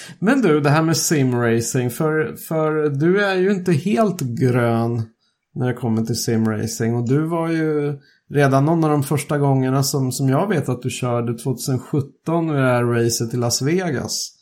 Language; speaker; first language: Swedish; native; Swedish